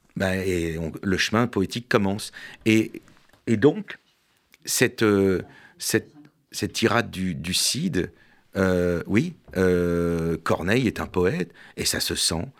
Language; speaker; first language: French; native; French